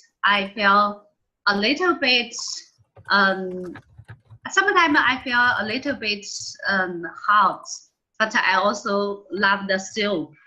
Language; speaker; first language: English; non-native, learner; Chinese